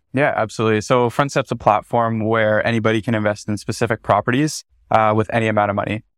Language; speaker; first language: English; native; English